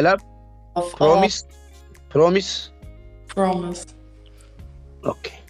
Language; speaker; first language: English; non-native, learner; Oromo